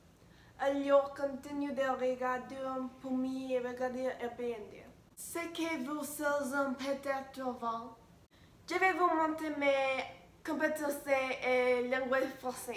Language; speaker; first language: French; non-native, learner; English